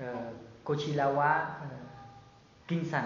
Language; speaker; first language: Japanese; non-native, learner; Vietnamese